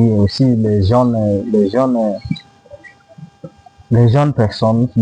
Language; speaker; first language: French; non-native, learner; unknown